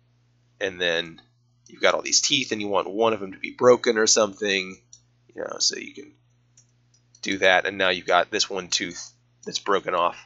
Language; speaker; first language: English; native; English